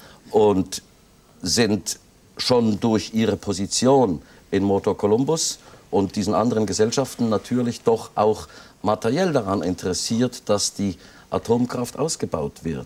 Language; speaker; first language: German; native; German